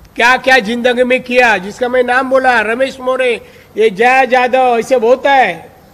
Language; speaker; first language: Hindi; non-native, local second language; Marathi